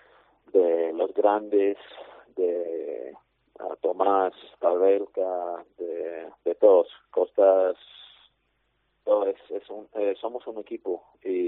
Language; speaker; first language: Spanish; non-native, fluent; English